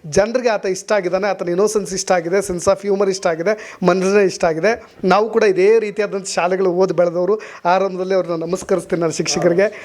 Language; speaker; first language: Kannada; native; Kannada